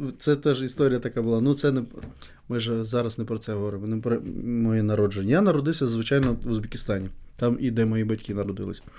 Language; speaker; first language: Ukrainian; non-native, fluent; Crimean Tatar